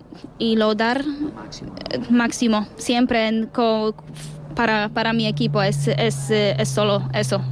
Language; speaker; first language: Spanish; non-native, learner; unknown